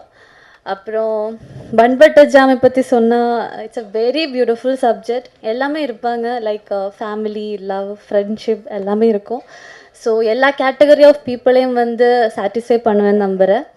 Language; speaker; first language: Tamil; non-native, fluent; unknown